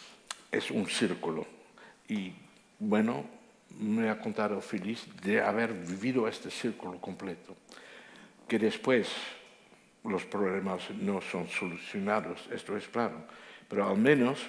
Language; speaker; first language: Spanish; non-native, fluent; Dutch